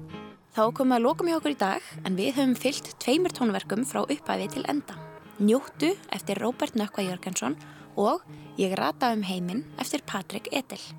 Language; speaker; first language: Icelandic; native; Icelandic